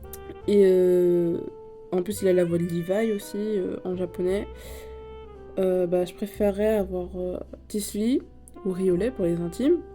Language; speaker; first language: French; native; French